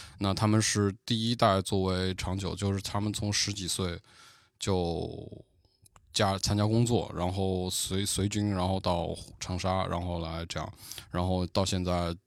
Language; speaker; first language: Chinese; native; Chinese